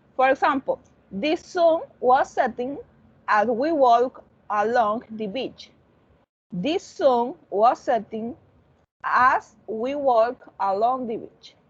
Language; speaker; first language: English; non-native, fluent; Spanish